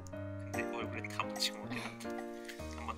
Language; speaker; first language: Korean; native; Korean